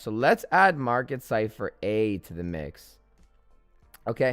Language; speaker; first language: English; native; English